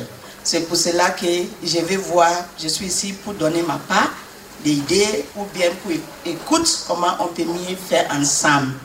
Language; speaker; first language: French; non-native, learner; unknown